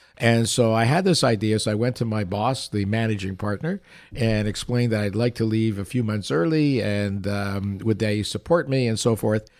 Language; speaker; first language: English; early bilingual, other home language; Yiddish